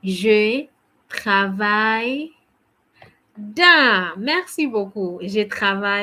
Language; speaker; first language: French; non-native, fluent; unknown